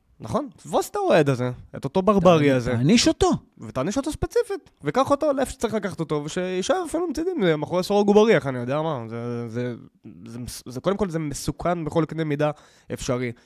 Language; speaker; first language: Hebrew; native; Hebrew